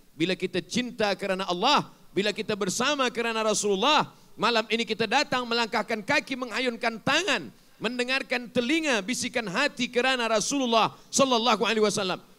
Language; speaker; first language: Malay; native; Malay